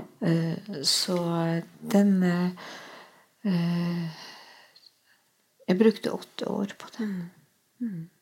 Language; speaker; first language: Norwegian; non-native, local second language; Northern Sami